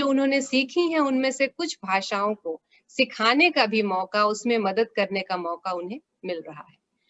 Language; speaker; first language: Hindi; native; Hindi